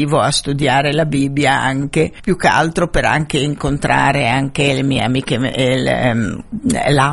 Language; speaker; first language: Italian; non-native, fluent; Arabic